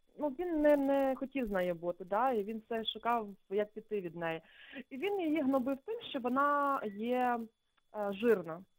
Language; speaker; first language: Ukrainian; native; Ukrainian